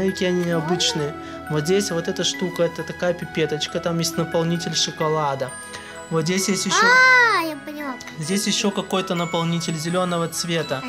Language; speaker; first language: Russian; native; Russian